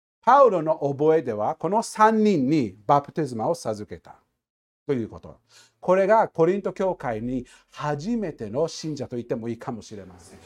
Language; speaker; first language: Japanese; non-native, fluent; English